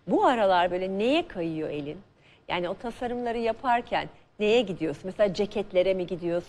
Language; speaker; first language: Turkish; native; Turkish